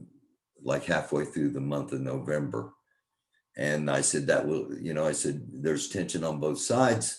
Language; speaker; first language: English; native; English